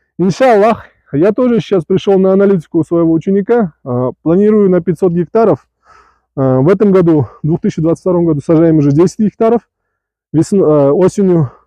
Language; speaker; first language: Russian; non-native, local second language; Uzbek